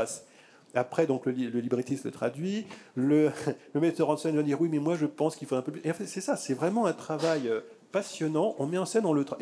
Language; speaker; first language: French; native; French